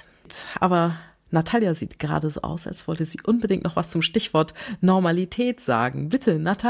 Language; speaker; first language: German; native; German